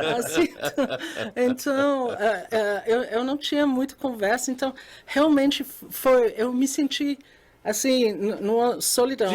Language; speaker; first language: Portuguese; non-native, fluent; English